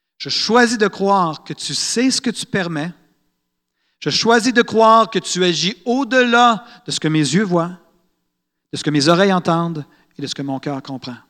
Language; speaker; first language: French; native; French